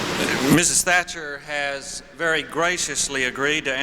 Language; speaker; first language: English; native; English